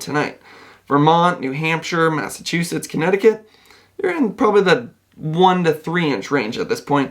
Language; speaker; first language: English; native; English